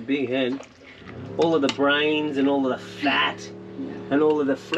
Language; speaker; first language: English; native; English